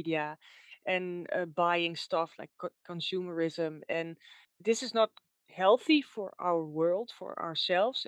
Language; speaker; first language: English; non-native, fluent; Dutch